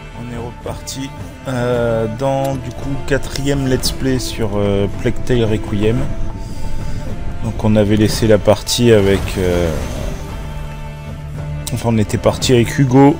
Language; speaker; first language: French; native; French